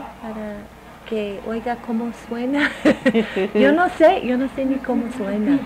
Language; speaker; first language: Spanish; non-native, fluent; English